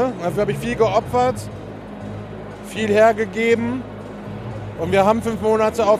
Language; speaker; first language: German; native; German